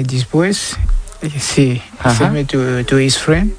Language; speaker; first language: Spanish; non-native, learner; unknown